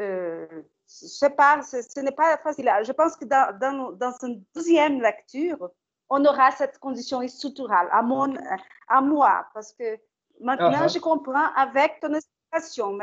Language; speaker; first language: French; non-native, learner; Portuguese